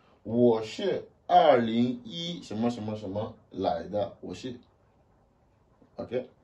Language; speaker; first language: Chinese; non-native, learner; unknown